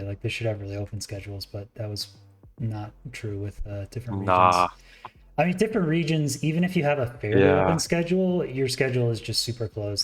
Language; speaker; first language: English; native; English